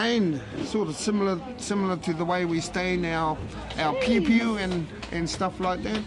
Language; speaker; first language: English; native; English